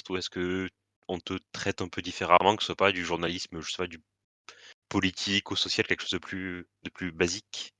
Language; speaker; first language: French; native; French